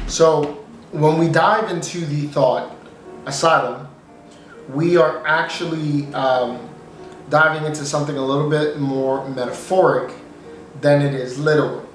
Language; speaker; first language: English; native; English